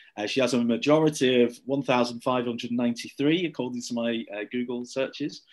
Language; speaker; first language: English; native; English